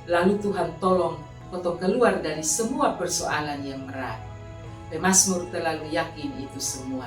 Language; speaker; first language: Indonesian; non-native, local second language; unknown